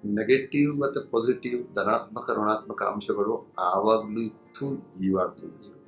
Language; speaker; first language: Kannada; non-native, local second language; Konkani